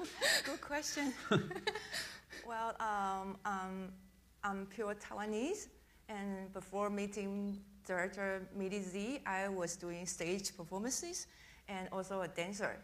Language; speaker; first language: English; non-native, fluent; Chinese